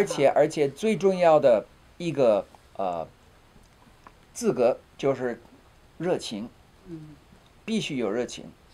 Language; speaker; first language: Chinese; non-native, fluent; English